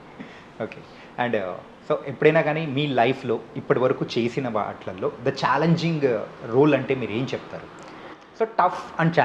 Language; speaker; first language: Telugu; native; Telugu